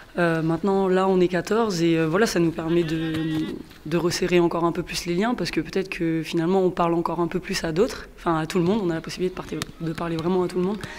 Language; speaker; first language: French; native; French